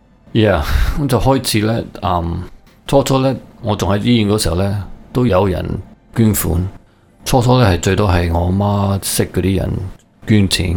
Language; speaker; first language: Cantonese; early bilingual, heritage; Cantonese